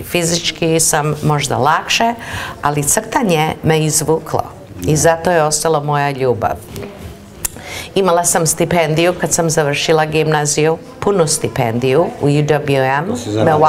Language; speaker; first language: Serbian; early bilingual, heritage; Serbian